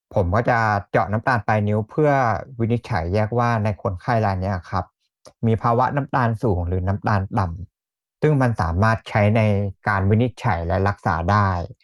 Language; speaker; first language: Thai; native; Thai